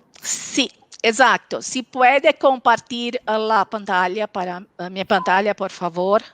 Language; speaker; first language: Spanish; non-native, local second language; Portuguese